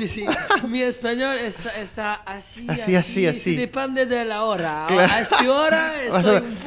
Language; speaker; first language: Spanish; non-native, learner; French